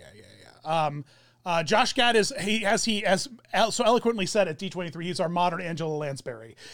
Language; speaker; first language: English; early bilingual, other home language; German